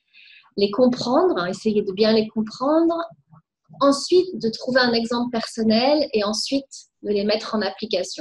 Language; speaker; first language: French; native; French